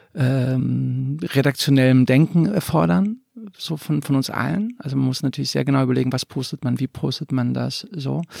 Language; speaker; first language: German; early bilingual, other home language; Croatian